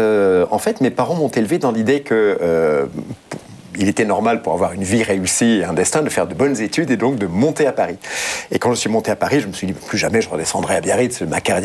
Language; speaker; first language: French; native; French